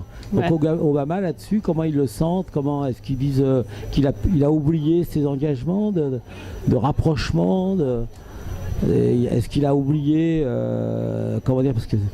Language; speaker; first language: French; native; French